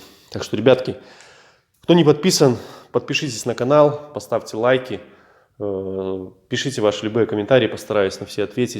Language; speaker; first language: Russian; native; Russian